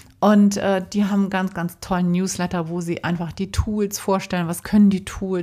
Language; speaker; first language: German; native; German